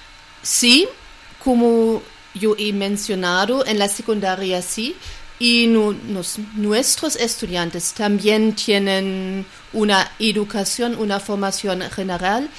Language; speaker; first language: Spanish; non-native, fluent; German